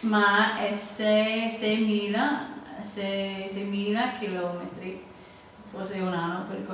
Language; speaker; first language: Italian; non-native, learner; English